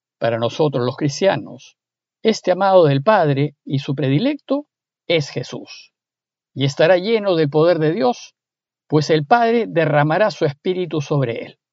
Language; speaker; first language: Spanish; native; Spanish